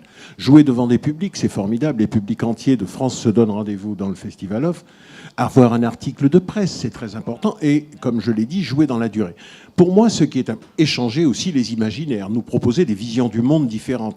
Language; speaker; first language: French; native; French